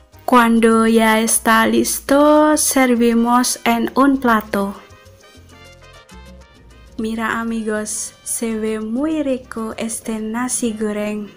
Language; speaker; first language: Spanish; non-native, fluent; Indonesian